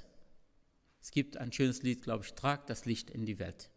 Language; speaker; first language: German; non-native, fluent; Arabic